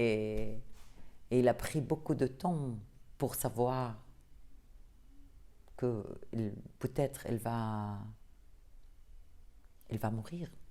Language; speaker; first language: French; non-native, fluent; Arabic